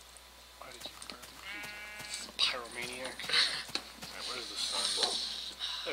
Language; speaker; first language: English; native; English